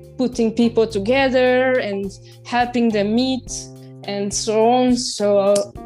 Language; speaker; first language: English; non-native, fluent; Romanian